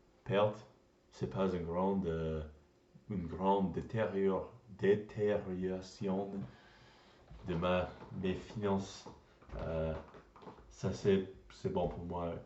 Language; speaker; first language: French; non-native, learner; English